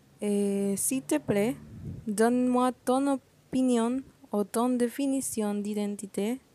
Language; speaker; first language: French; non-native, learner; Spanish